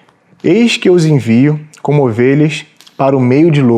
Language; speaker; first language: Portuguese; native; Portuguese